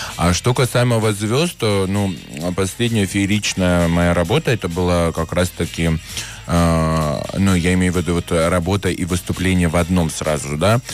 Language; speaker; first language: Russian; early bilingual, other home language; Armenian